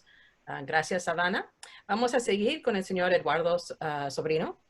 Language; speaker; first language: Spanish; early bilingual, heritage; Spanish